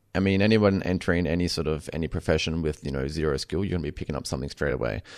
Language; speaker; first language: English; native; English